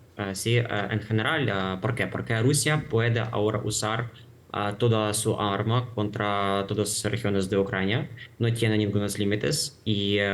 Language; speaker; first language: Spanish; non-native, fluent; Ukrainian